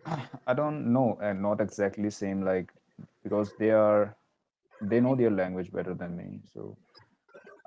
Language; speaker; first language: English; non-native, local second language; Hindi